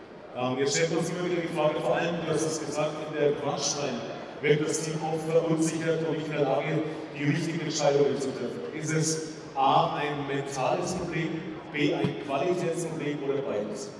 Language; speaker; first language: German; native; German